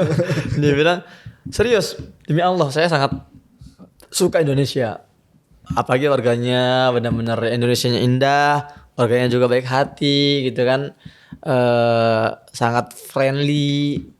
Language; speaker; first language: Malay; non-native, fluent; Arabic